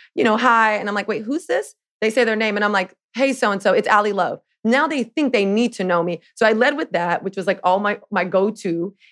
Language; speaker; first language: English; native; English